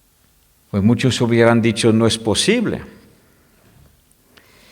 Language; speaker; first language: Spanish; non-native, fluent; French